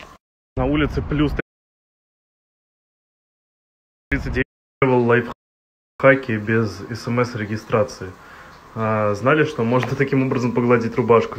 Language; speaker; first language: Russian; native; Russian